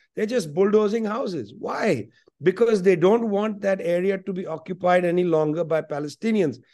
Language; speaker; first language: English; non-native, local second language; Punjabi